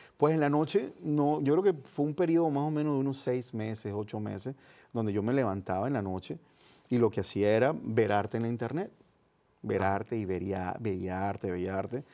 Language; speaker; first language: Spanish; native; Spanish